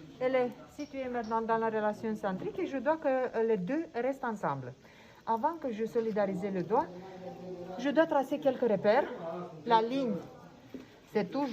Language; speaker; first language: French; non-native, fluent; Romanian